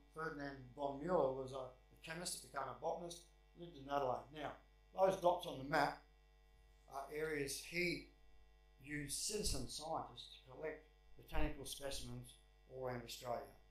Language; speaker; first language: English; native; English